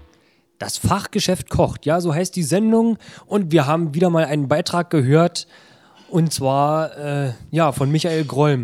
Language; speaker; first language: German; native; German